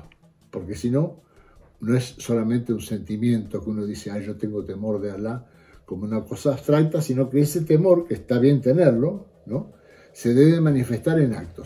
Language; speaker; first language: Spanish; native; Spanish